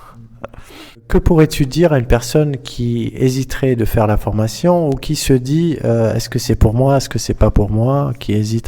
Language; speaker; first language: French; native; French